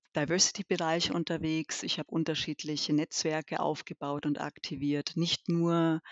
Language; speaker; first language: German; early bilingual, other home language; Albanian